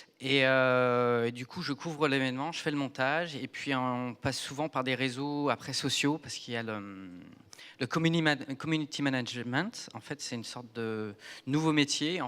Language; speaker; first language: French; native; French